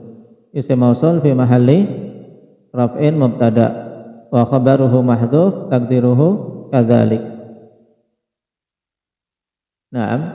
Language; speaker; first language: Arabic; non-native, fluent; Indonesian